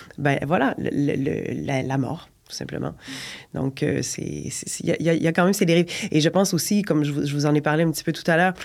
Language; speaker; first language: French; native; French